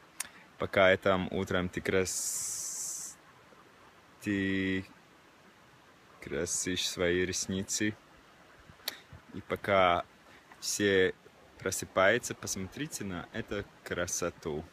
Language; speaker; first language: Russian; non-native, local second language; Latvian